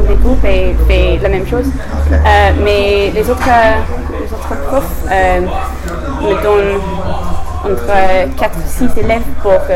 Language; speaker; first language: French; non-native, learner; English